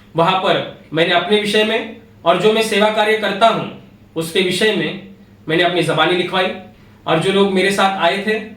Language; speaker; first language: Hindi; non-native, local second language; Marathi